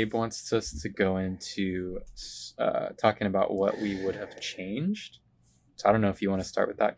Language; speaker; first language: English; native; English